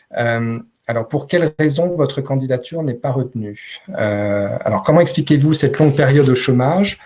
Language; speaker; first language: French; native; French